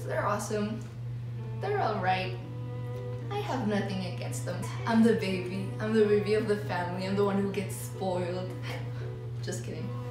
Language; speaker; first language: English; early bilingual, other home language; Spanish